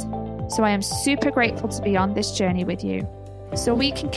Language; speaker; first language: English; native; English